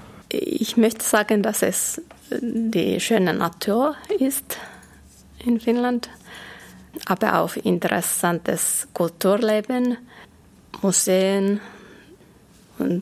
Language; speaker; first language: German; non-native, fluent; Finnish